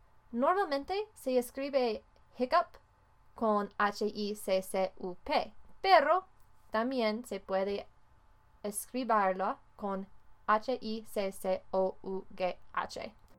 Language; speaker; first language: Spanish; non-native, fluent; English